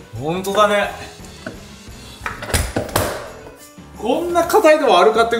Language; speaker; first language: Japanese; native; Japanese